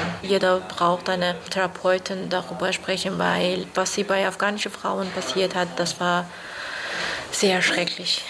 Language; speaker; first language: German; non-native, fluent; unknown